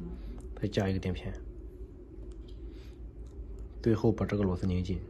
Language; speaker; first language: Chinese; native; Chinese